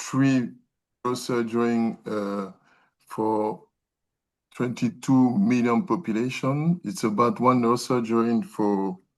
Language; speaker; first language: English; non-native, learner; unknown